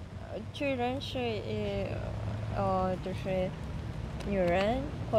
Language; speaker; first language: Chinese; non-native, fluent; Russian